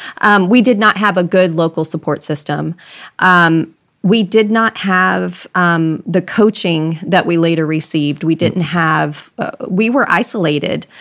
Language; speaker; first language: English; native; English